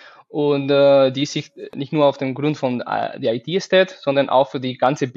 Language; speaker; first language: German; non-native, learner; Spanish